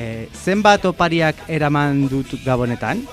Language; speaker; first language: Basque; non-native, learner; Spanish